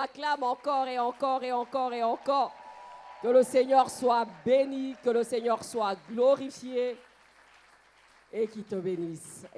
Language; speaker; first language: French; non-native, local second language; Lingala